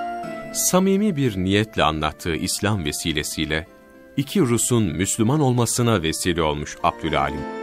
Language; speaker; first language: Turkish; native; Turkish